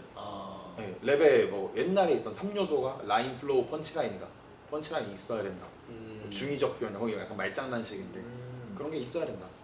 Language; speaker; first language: Korean; early bilingual, heritage; Korean